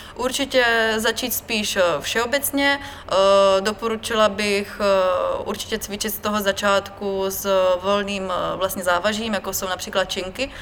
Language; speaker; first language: Czech; native; Czech